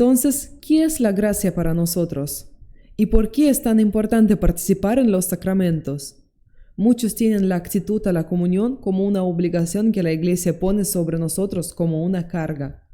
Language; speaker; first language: Spanish; non-native, fluent; Russian